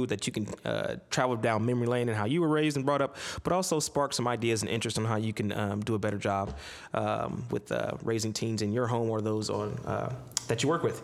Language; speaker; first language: English; native; English